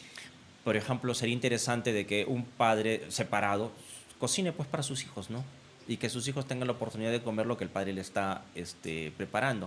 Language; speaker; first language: Spanish; native; Spanish